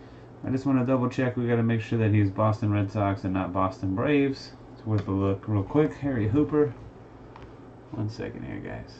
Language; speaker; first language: English; native; English